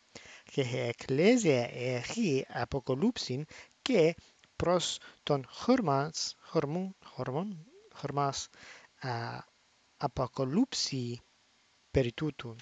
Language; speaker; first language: Greek; non-native, fluent; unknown